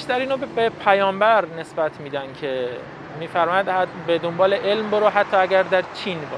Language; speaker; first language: Persian; native; Persian